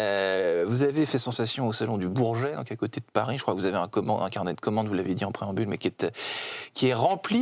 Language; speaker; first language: French; native; French